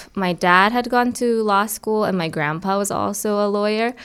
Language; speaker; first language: English; early bilingual, other home language; Korean